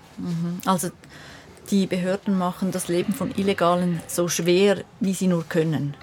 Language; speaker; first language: German; native; German